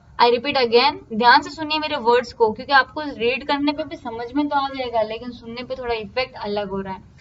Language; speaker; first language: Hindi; non-native, local second language; Marathi